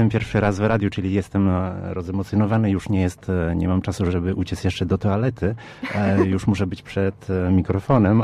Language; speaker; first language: Polish; early bilingual, heritage; Polish